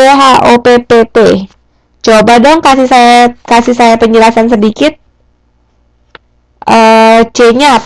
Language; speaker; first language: Indonesian; native; Indonesian